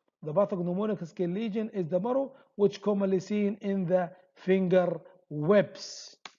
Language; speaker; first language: English; non-native, fluent; Arabic